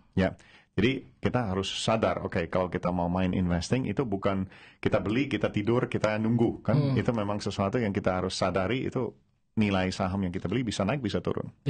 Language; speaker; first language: Indonesian; non-native, fluent; Dutch